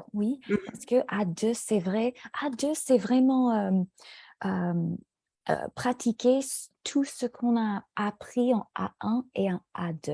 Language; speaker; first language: French; non-native, fluent; English